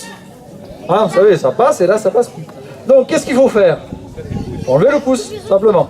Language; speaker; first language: French; native; French